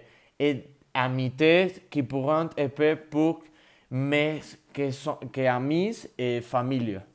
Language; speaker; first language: French; non-native, learner; Spanish